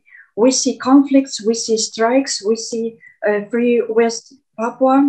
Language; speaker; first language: English; non-native, fluent; Russian